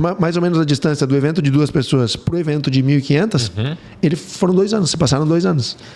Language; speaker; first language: Portuguese; early bilingual, heritage; Portuguese